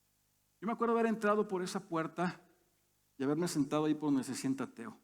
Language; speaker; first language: Spanish; native; Spanish